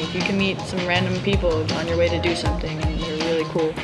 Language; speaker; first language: English; native; English